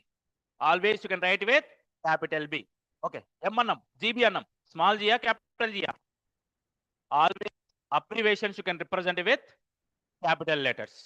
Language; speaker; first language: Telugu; native; Telugu